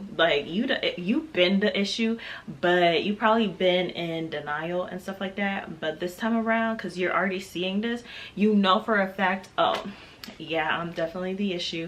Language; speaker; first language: English; native; English